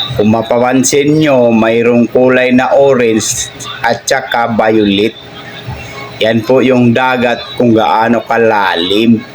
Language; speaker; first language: Filipino; non-native, local second language; Cebuano